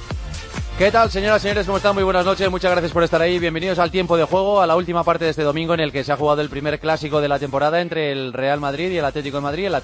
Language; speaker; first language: Spanish; native; Spanish